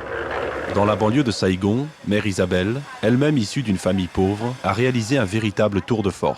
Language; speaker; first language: French; native; French